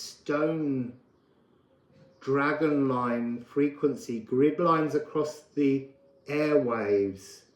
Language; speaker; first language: English; native; English